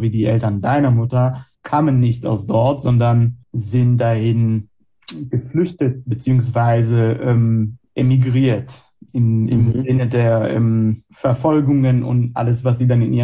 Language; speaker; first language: German; non-native, fluent; Hebrew